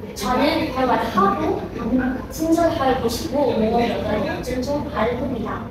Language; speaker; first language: Korean; non-native, learner; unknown